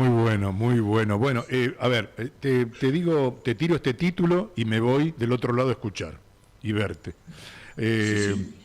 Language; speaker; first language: Spanish; native; Spanish